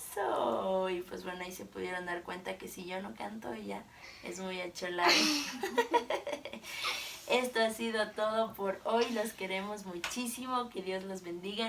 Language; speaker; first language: Spanish; native; Spanish